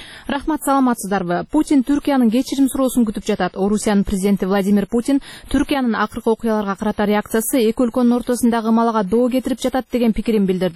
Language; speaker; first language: Kyrgyz; native; Kyrgyz